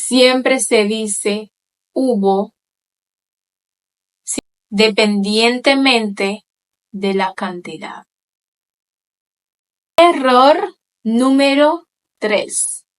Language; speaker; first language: Spanish; non-native, fluent; Haitian Creole